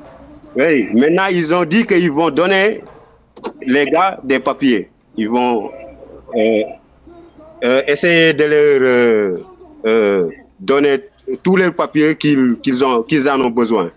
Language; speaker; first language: French; non-native, local second language; Wolof